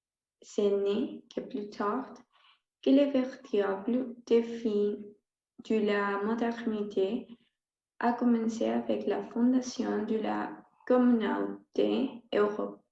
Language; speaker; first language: French; non-native, learner; Spanish